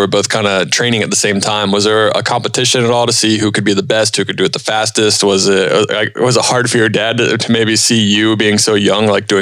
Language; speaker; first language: English; native; English